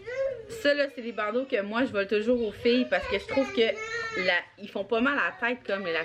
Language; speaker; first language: French; native; French